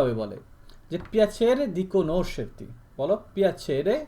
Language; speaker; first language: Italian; non-native, learner; Bangla